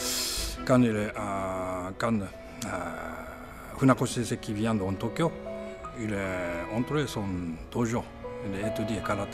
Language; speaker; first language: French; non-native, learner; Japanese